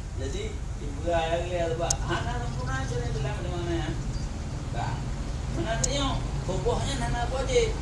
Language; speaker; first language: Malay; non-native, local second language; Achinese